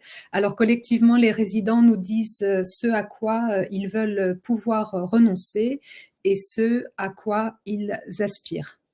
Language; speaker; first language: French; native; French